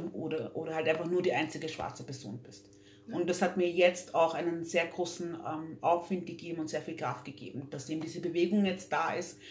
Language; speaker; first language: German; native; German